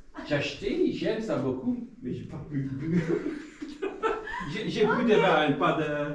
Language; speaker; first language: French; non-native, learner; Dutch